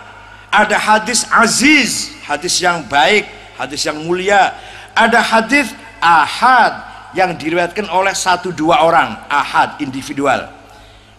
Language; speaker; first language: Indonesian; native; Indonesian